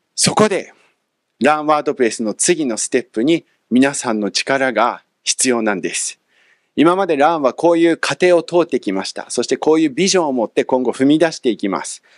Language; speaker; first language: Japanese; early bilingual, other home language; English